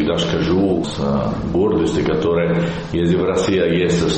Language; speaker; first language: Russian; non-native, learner; Italian